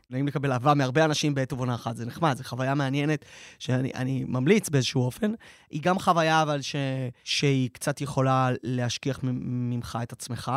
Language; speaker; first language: Hebrew; native; Hebrew